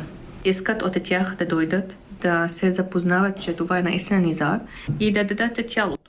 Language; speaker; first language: Bulgarian; non-native, fluent; Arabic